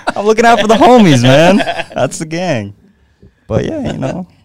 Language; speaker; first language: English; native; English